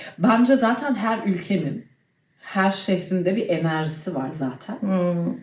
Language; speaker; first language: Turkish; early bilingual, heritage; Turkish